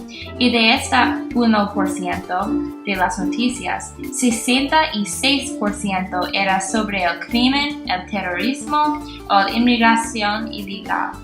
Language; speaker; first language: Spanish; non-native, learner; English